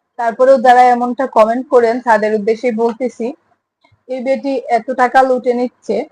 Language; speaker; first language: Bangla; native; Bangla